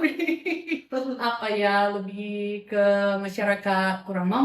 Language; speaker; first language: Indonesian; non-native, fluent; English